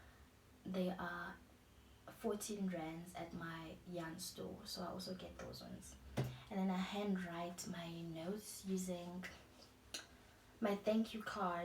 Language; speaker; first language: English; non-native, local second language; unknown